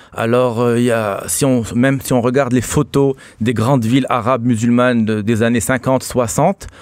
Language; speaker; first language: French; non-native, local second language; Arabic